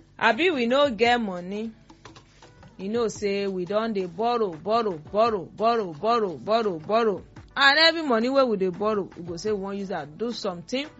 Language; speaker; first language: Nigerian Pidgin; non-native, local second language; Yoruba